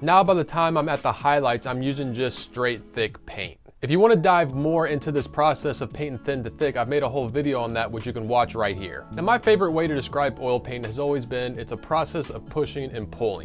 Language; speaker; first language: English; native; English